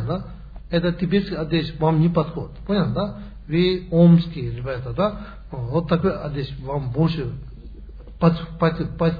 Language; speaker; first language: Russian; non-native, learner; Tibetan